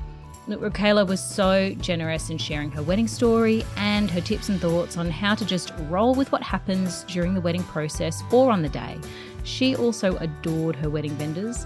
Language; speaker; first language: English; native; English